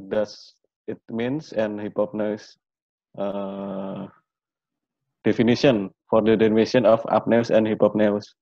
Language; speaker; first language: English; non-native, learner; Indonesian